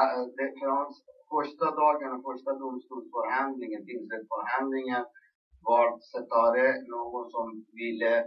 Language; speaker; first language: Swedish; non-native, local second language; Persian